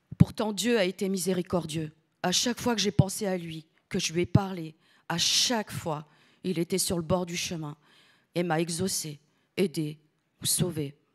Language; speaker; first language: French; early bilingual, other home language; Italian